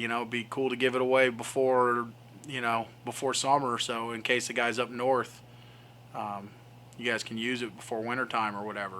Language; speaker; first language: English; native; English